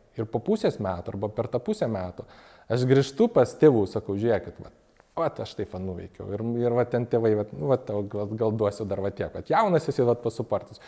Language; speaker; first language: Lithuanian; native; Lithuanian